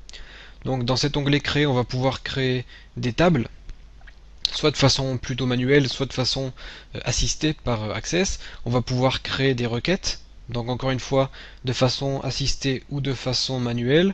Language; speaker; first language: French; native; French